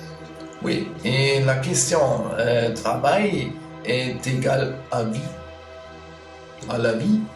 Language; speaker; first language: French; non-native, learner; German